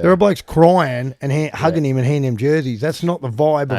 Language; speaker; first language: English; native; English